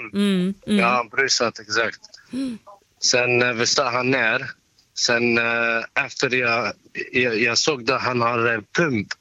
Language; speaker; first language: Swedish; non-native, learner; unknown